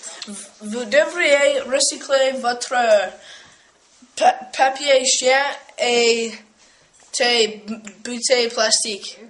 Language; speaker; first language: French; non-native, learner; English